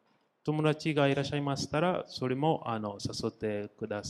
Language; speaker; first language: Japanese; non-native, fluent; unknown